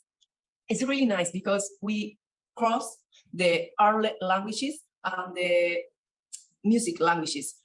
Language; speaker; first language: English; non-native, learner; Spanish